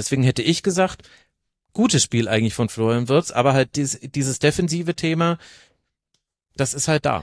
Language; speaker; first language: German; native; German